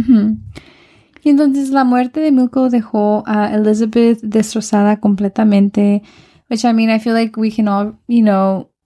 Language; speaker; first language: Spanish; early bilingual, heritage; Spanish